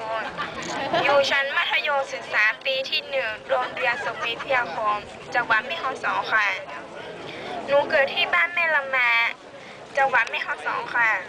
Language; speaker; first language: Thai; non-native, local second language; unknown